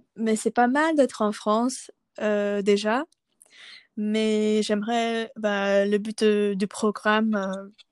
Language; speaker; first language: French; non-native, local second language; English